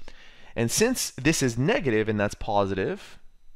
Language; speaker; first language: English; native; English